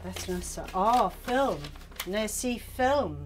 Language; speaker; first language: Welsh; non-native, learner; English